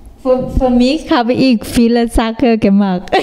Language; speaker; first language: German; non-native, learner; Thai